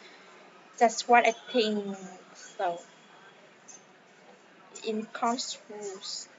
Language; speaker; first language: English; non-native, learner; Vietnamese